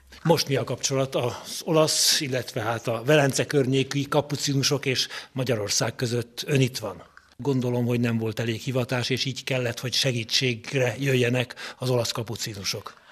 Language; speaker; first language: Hungarian; native; Hungarian